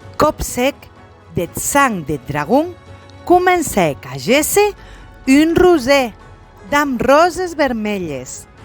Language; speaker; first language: Occitan; non-native, local second language; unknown